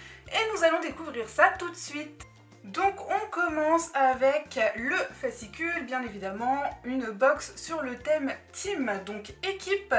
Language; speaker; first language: French; native; French